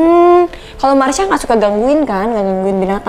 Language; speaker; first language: Indonesian; native; Indonesian